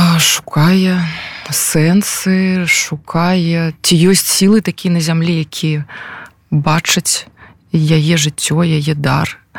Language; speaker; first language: Belarusian; non-native, local second language; Russian